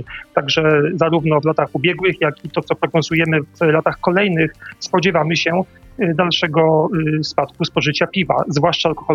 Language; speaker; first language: Polish; native; Polish